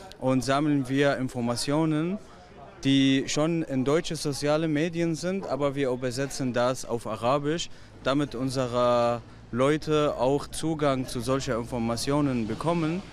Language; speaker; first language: German; non-native, fluent; Arabic